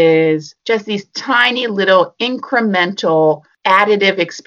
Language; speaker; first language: English; native; English